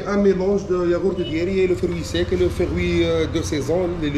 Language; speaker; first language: French; non-native, local second language; Arabic